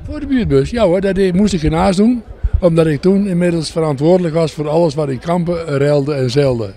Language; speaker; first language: Dutch; native; Dutch